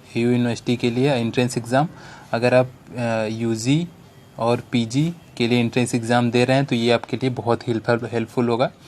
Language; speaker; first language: Hindi; native; Hindi